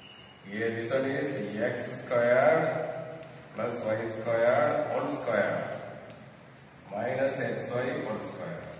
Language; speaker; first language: English; non-native, local second language; Tamil